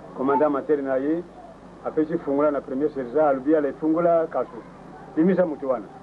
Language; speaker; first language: Lingala; non-native, local second language; Kongo